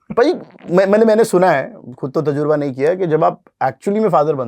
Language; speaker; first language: Hindi; native; Hindi